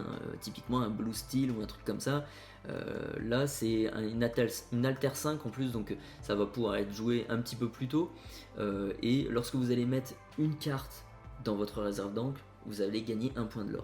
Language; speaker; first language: French; native; French